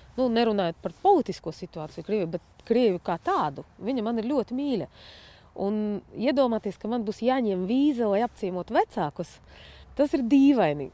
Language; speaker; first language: Latvian; non-native, fluent; Russian